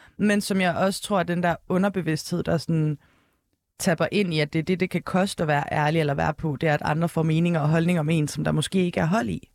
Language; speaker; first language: Danish; native; Danish